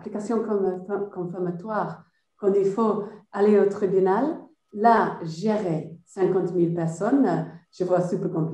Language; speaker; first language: French; non-native, fluent; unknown